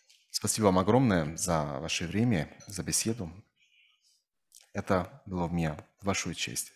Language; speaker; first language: Russian; non-native, fluent; Slovenian